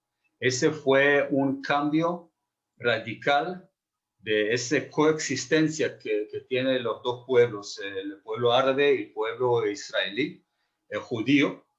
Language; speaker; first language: Spanish; non-native, fluent; Hebrew